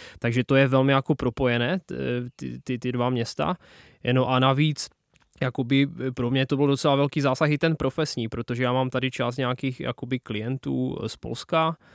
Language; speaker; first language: Czech; non-native, local second language; Polish